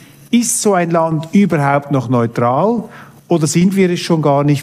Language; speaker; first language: German; native; German